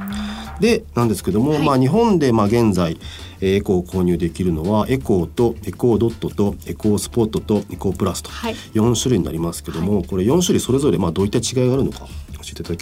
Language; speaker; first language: Japanese; native; Japanese